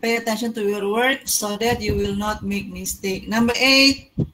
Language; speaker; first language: English; non-native, fluent; Indonesian